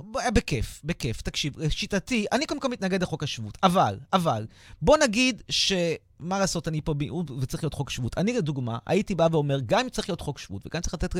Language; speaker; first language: Hebrew; native; Hebrew